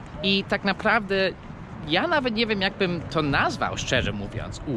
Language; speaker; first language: Polish; early bilingual, heritage; Polish